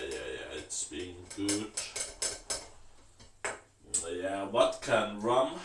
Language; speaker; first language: English; non-native, learner; Danish